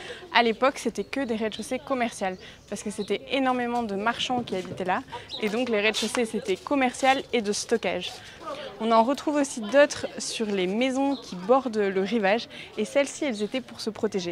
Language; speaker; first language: French; native; French